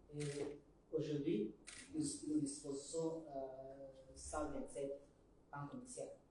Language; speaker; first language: French; non-native, learner; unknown